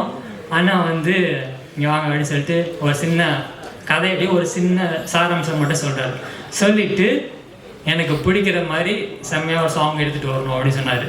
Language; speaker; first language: Tamil; native; Tamil